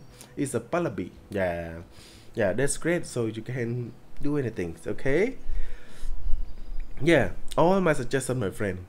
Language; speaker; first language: English; non-native, learner; Khmer